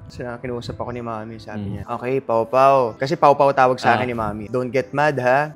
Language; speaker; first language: Filipino; early bilingual, heritage; Filipino